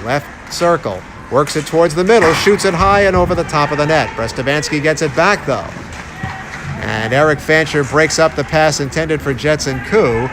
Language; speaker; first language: English; native; English